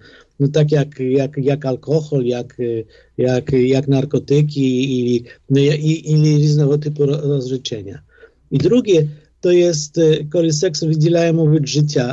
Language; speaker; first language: Polish; non-native, fluent; Ukrainian